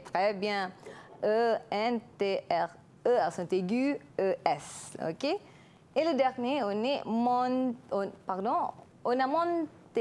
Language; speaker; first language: French; non-native, fluent; Malay